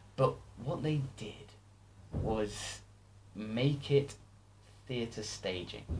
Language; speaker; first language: English; native; English